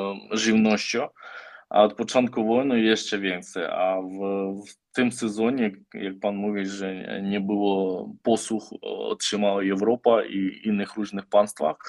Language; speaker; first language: Polish; non-native, learner; Ukrainian